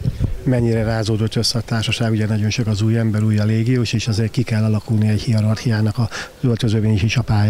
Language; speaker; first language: Hungarian; native; Hungarian